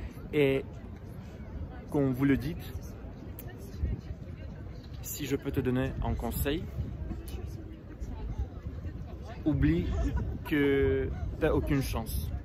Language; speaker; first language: French; non-native, fluent; Russian